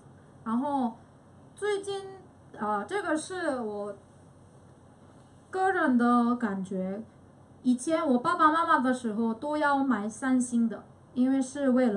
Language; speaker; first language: Chinese; non-native, fluent; Korean